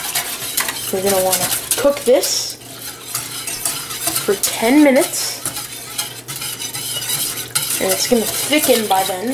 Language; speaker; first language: English; native; English